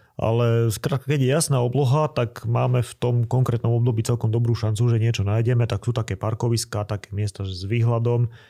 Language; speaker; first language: Slovak; native; Slovak